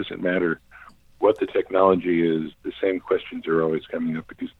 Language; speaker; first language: English; native; English